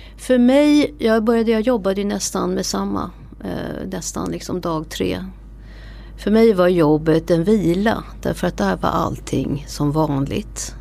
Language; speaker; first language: Swedish; native; Swedish